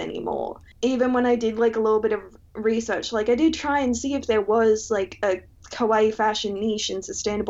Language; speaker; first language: English; native; English